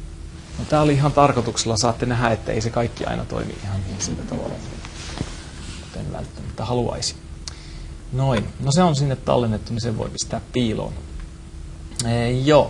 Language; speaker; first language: Finnish; native; Finnish